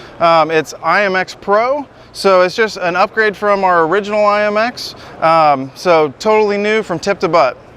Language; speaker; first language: English; native; English